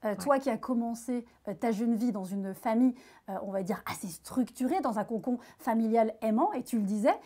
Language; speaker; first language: French; native; French